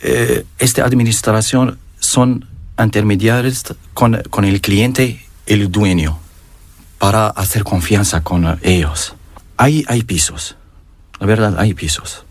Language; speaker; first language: Spanish; non-native, learner; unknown